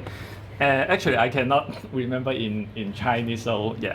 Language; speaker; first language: English; non-native, fluent; Chinese